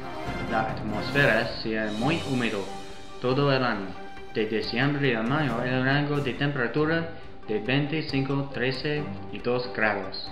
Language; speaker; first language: Spanish; non-native, learner; English